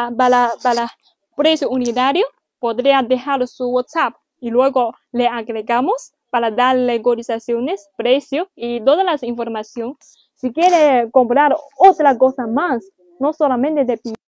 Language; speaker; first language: Spanish; non-native, learner; Chinese